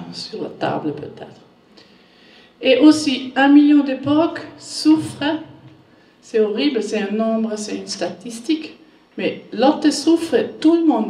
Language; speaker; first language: French; non-native, learner; German